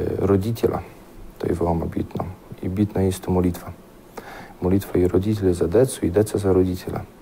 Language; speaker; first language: Serbian; non-native, fluent; Polish